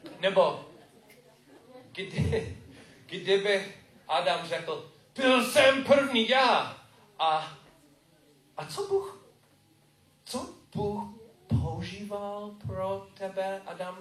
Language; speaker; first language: Czech; non-native, learner; English